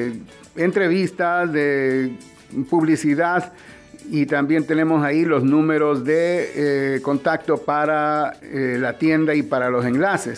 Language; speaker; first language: Spanish; native; Spanish